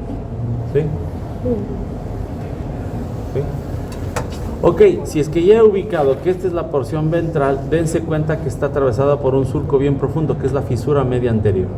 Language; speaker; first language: Spanish; native; Spanish